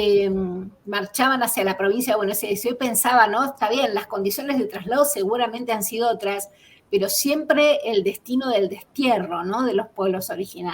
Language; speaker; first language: Spanish; native; Spanish